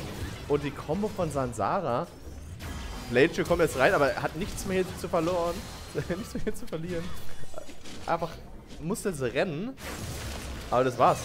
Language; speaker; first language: German; native; German